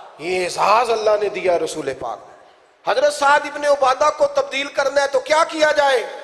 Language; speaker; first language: Urdu; non-native, local second language; Punjabi